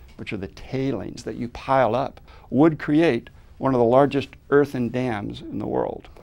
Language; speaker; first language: English; native; English